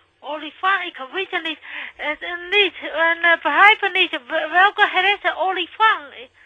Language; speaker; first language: Dutch; non-native, learner; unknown